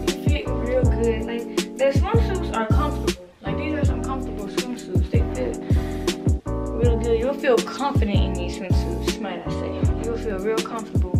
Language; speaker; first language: English; native; English